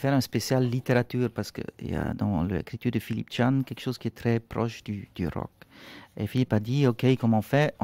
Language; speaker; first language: French; non-native, local second language; Swiss German